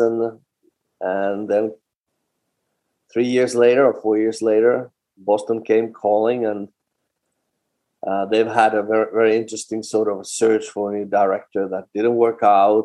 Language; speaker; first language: English; non-native, fluent; Finnish